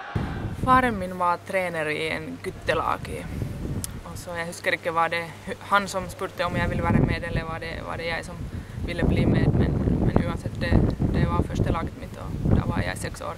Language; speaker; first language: Norwegian; non-native, fluent; Finnish